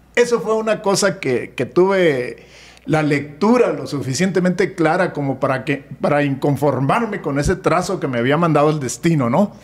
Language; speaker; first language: Spanish; native; Spanish